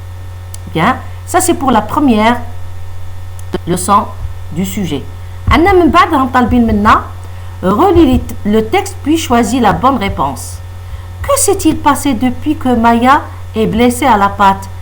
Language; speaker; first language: French; non-native, local second language; Arabic